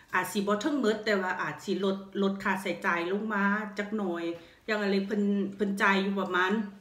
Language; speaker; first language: Thai; native; Thai